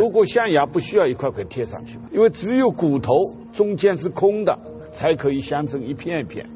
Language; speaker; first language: Chinese; native; Chinese